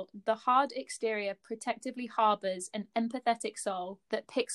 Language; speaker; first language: English; native; English